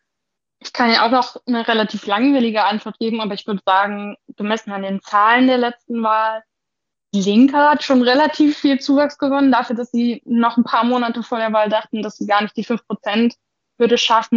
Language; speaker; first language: German; native; German